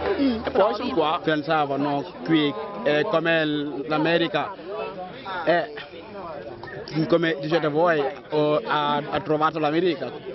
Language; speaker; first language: Italian; non-native, learner; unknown